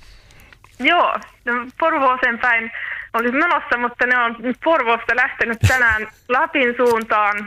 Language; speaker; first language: Finnish; native; Finnish